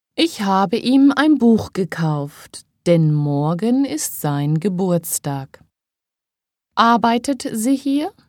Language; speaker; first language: German; native; German